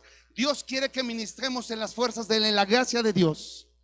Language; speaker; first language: Spanish; native; Spanish